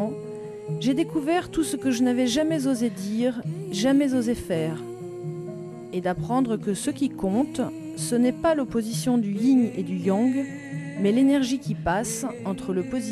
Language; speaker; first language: French; native; French